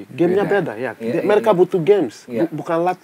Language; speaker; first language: Indonesian; non-native, fluent; English